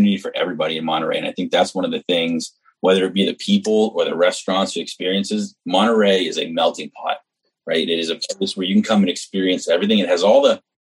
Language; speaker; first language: English; native; English